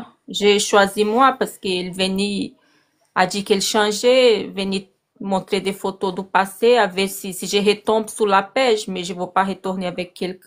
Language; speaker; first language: French; non-native, learner; Portuguese